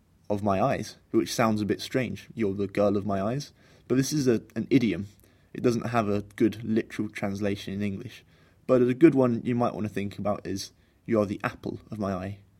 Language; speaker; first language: English; native; English